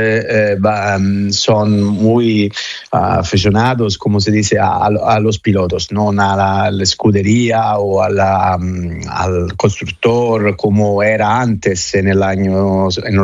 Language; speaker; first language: Spanish; non-native, fluent; Italian